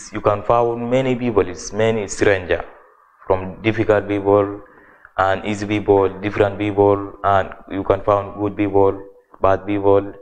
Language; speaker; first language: English; non-native, learner; Arabic